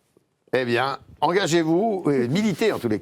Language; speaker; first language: French; native; French